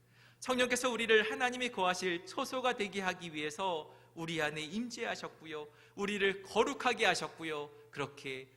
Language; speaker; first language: Korean; native; Korean